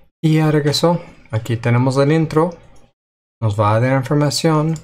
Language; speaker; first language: Spanish; non-native, fluent; English